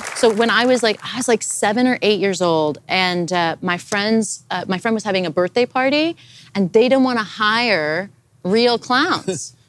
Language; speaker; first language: English; native; English